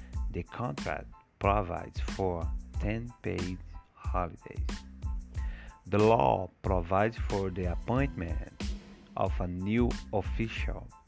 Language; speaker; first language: English; non-native, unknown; Portuguese